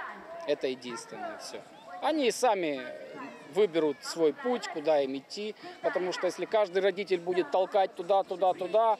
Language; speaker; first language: Russian; native; Russian